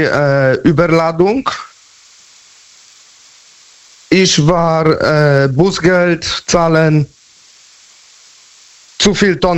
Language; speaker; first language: German; non-native, learner; Polish